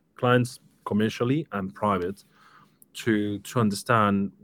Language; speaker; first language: English; non-native, fluent; Spanish